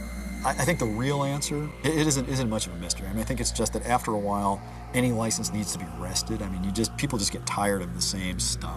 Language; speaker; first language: English; native; English